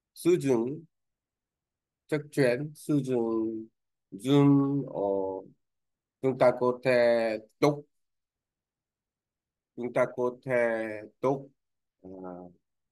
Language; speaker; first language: Vietnamese; non-native, learner; Korean